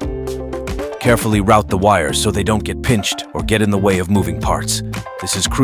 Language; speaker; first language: English; native; English